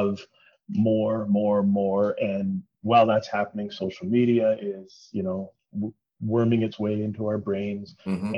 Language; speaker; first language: English; native; English